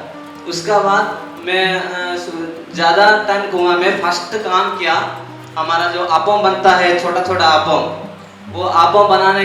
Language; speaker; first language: Hindi; non-native, local second language; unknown